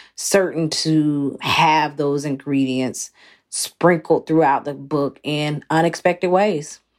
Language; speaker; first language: English; native; English